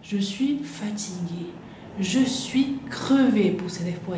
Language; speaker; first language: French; non-native, fluent; Spanish